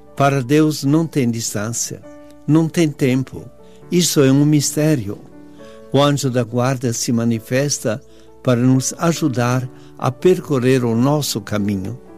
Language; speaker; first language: Portuguese; non-native, fluent; Italian